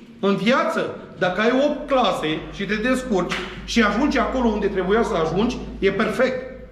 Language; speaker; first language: Romanian; non-native, local second language; Romany